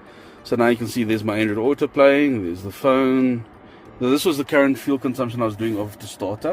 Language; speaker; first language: English; native; English